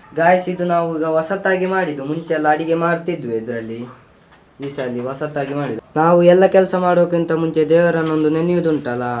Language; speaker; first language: Kannada; non-native, local second language; Tulu